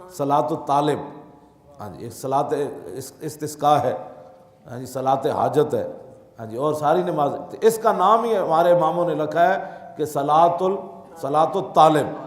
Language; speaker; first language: Urdu; non-native, local second language; Punjabi